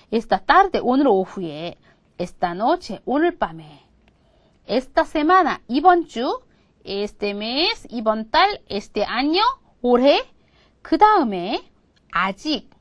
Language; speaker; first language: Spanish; non-native, fluent; Korean